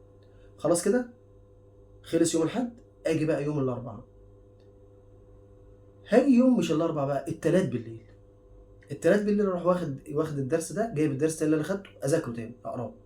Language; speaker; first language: Arabic; native; Arabic